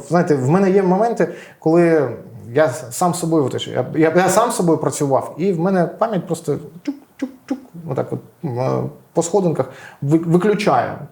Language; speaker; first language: Ukrainian; non-native, local second language; Russian